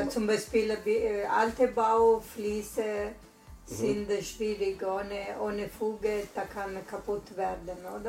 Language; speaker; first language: German; non-native, learner; Italian